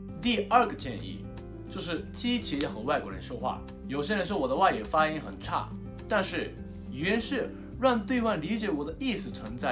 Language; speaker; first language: Chinese; non-native, fluent; Japanese